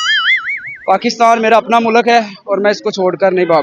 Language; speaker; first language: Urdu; non-native, local second language; Punjabi